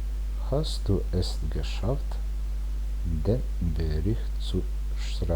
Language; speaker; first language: German; non-native, fluent; Bosnian